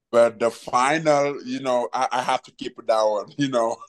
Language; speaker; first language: English; non-native, fluent; Wolof